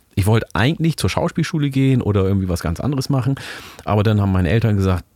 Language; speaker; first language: German; early bilingual, other home language; Oromo